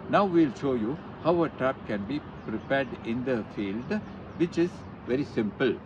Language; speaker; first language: English; non-native, local second language; Kannada